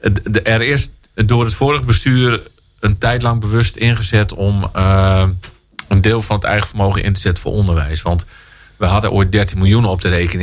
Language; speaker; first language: Dutch; native; Dutch